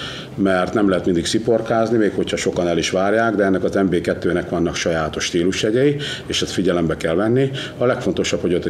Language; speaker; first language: Hungarian; native; Hungarian